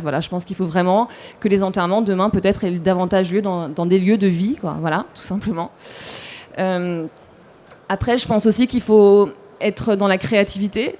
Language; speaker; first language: French; native; French